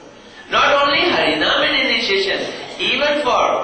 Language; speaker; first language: English; non-native, local second language; Hindi